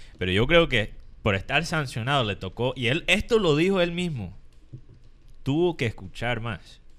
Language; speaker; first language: Spanish; non-native, fluent; English